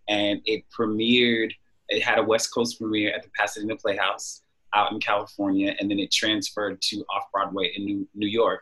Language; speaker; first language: English; native; English